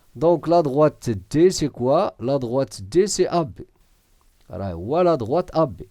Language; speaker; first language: French; non-native, local second language; Arabic